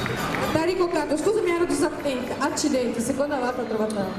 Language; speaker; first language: Italian; native; Italian